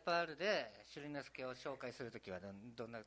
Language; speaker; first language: Japanese; native; Japanese